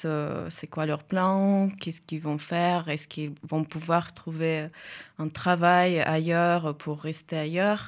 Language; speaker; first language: French; non-native, fluent; Russian